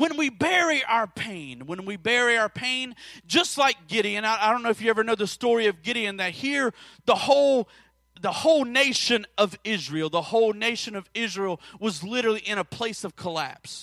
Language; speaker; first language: English; native; English